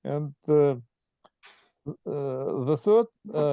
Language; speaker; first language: English; non-native, learner; Russian